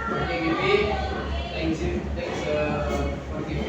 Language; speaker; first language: English; non-native, learner; Indonesian